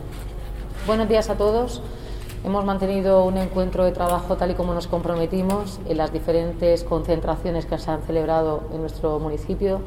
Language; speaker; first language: Spanish; native; Spanish